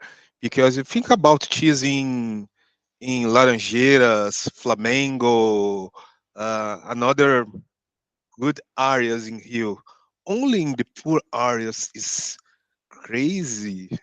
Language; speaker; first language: English; non-native, learner; Portuguese